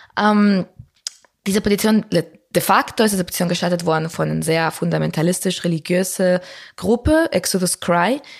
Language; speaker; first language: German; non-native, fluent; Spanish